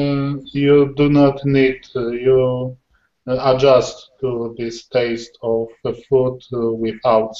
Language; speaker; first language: English; non-native, learner; Polish